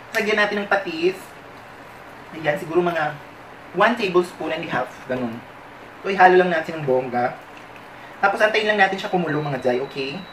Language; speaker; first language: Filipino; non-native, local second language; Waray